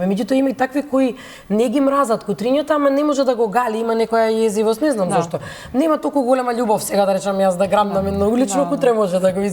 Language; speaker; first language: Macedonian; native; Macedonian